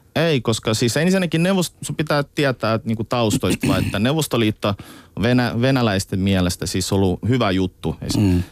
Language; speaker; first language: Finnish; early bilingual, other home language; Russian